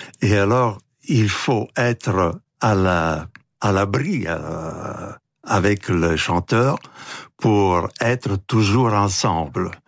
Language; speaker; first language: French; non-native, fluent; Italian